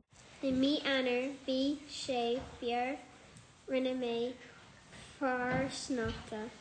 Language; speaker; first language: Irish; non-native, local second language; English